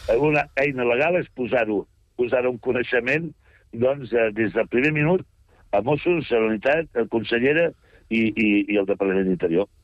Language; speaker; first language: Catalan; native; Catalan